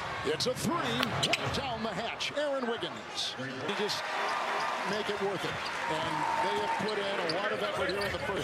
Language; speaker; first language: English; native; English